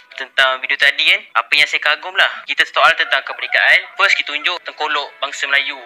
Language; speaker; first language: Malay; native; Malay